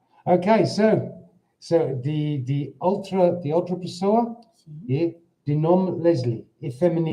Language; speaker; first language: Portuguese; non-native, learner; English